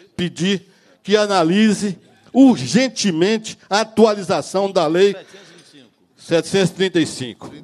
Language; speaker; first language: Portuguese; native; Portuguese